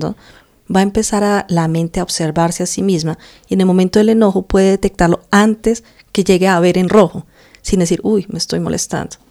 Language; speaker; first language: Spanish; native; Spanish